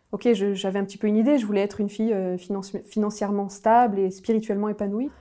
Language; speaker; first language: French; native; French